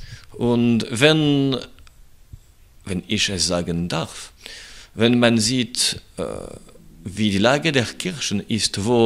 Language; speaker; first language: German; non-native, local second language; French